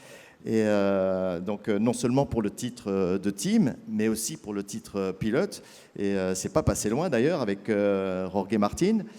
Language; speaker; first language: French; native; French